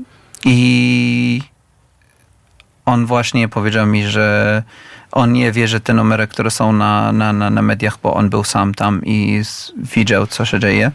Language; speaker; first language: Polish; non-native, fluent; Arabic